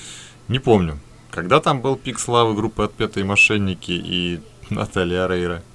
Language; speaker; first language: Russian; native; Russian